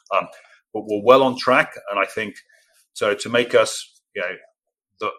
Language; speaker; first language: English; native; English